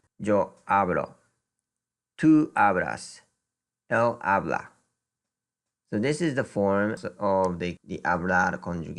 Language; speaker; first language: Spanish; non-native, fluent; Japanese